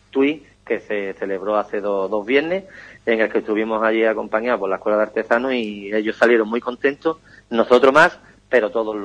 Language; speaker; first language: Spanish; native; Spanish